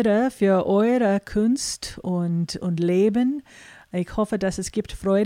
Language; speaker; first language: German; non-native, fluent; English